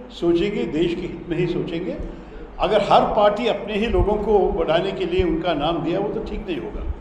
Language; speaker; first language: Hindi; non-native, local second language; Malayalam